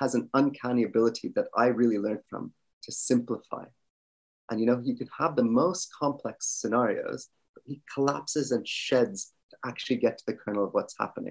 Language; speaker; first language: English; native; English